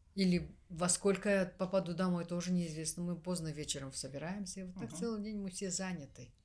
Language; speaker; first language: Russian; non-native, local second language; Kazakh